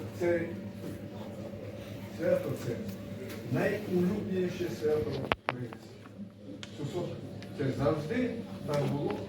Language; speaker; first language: Ukrainian; non-native, learner; Korean